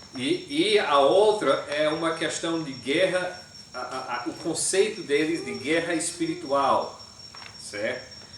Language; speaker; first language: Portuguese; non-native, fluent; English